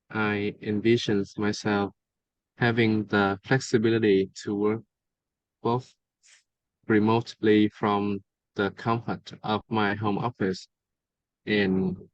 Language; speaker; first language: English; non-native, fluent; Vietnamese